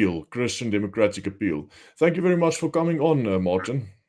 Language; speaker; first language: English; non-native, local second language; Afrikaans